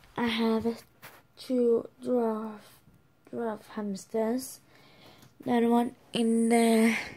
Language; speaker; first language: English; non-native, learner; Swedish